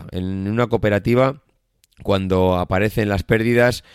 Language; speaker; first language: Spanish; native; Spanish